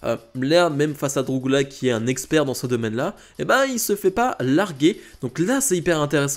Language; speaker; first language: French; native; French